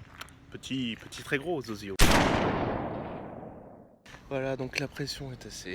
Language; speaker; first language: French; native; French